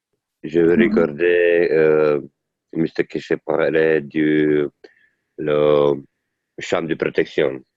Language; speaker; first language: French; non-native, learner; Italian